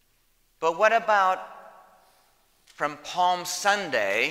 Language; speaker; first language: English; native; English